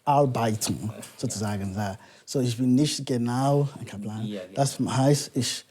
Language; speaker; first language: German; non-native, learner; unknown